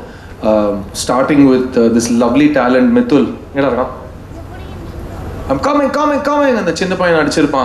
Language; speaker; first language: Tamil; native; Tamil